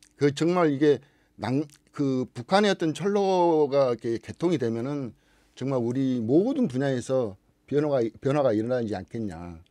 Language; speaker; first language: Korean; native; Korean